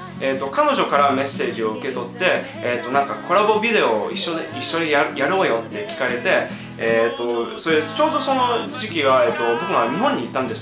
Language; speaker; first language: Japanese; non-native, fluent; English